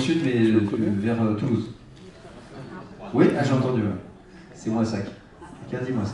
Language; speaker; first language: French; native; French